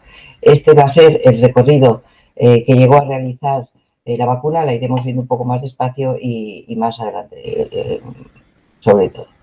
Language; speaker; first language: Spanish; native; Spanish